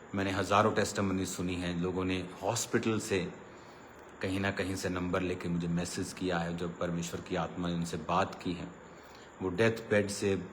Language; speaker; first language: Hindi; non-native, local second language; Punjabi